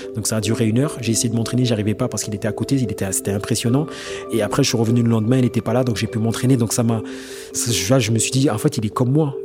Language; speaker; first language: French; native; French